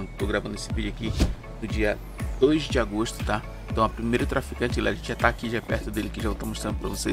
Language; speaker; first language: Portuguese; native; Portuguese